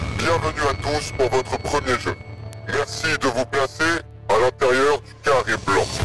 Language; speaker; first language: French; native; French